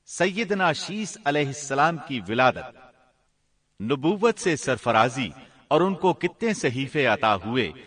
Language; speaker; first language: Urdu; native; Urdu